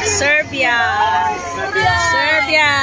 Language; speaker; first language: English; non-native, local second language; Filipino